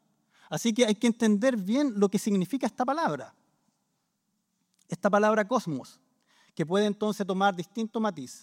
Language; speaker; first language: Spanish; native; Spanish